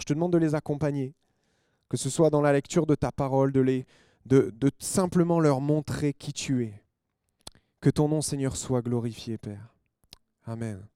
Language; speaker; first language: French; native; French